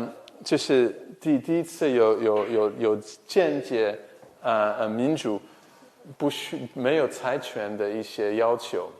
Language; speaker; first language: Chinese; non-native, fluent; English